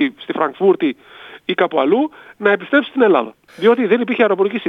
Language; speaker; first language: Greek; native; Greek